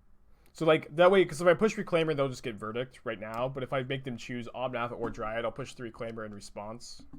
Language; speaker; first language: English; native; English